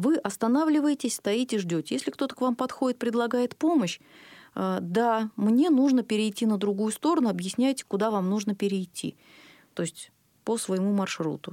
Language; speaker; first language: Russian; native; Russian